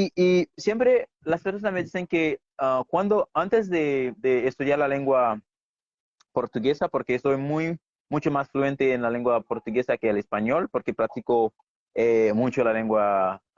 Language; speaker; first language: Spanish; non-native, fluent; Haitian Creole